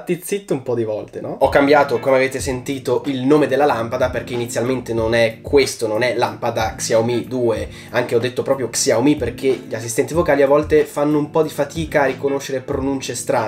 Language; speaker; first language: Italian; native; Italian